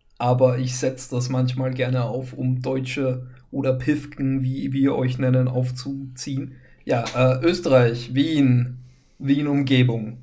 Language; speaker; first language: German; native; German